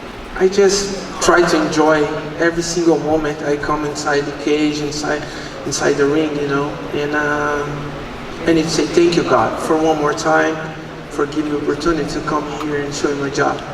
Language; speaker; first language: English; non-native, learner; Portuguese